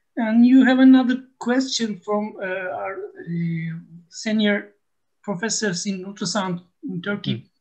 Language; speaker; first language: English; non-native, fluent; Turkish